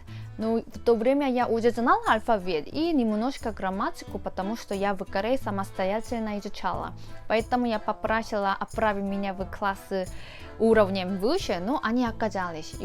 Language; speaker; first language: Russian; non-native, fluent; Korean